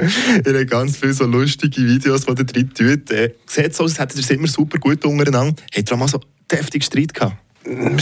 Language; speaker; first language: German; native; German